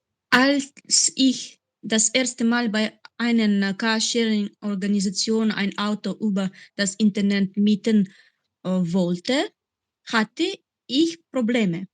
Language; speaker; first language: German; non-native, learner; Macedonian